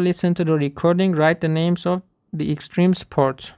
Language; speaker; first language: English; non-native, fluent; Turkish